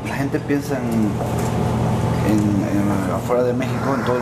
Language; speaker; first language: Spanish; native; Spanish